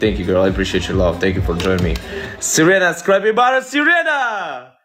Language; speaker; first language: English; non-native, learner; Russian